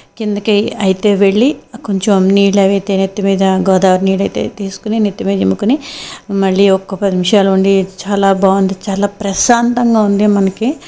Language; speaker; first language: Telugu; native; Telugu